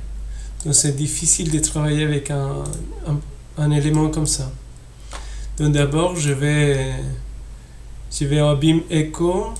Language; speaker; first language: French; non-native, fluent; Spanish